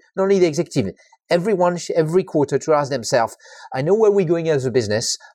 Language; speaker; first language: English; non-native, fluent; French